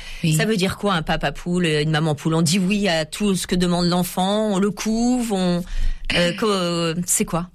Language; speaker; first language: French; native; French